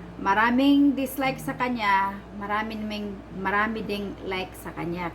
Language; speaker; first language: Filipino; non-native, local second language; Cebuano